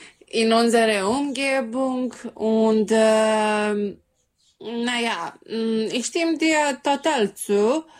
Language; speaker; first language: German; non-native, learner; Serbian